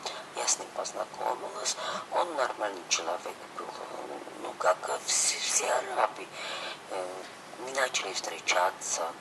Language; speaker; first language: Russian; non-native, fluent; Georgian